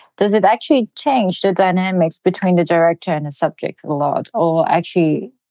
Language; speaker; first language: English; non-native, local second language; Cantonese